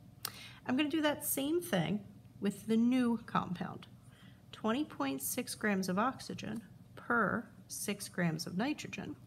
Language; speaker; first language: English; native; English